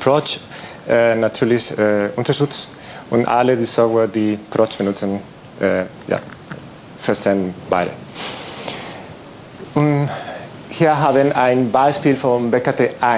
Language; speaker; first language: German; non-native, learner; Spanish